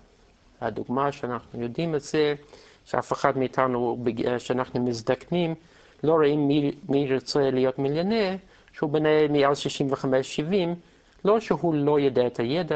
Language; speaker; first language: Hebrew; non-native, fluent; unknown